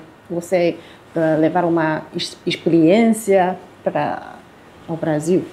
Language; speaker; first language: Portuguese; non-native, fluent; Chinese